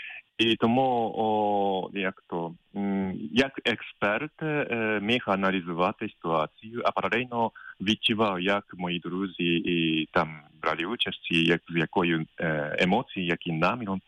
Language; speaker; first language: Ukrainian; non-native, fluent; Japanese